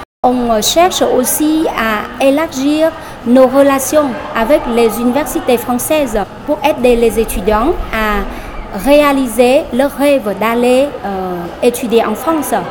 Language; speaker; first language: French; non-native, fluent; Vietnamese